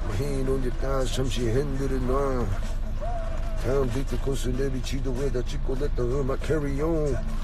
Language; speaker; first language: English; early bilingual, other home language; Korean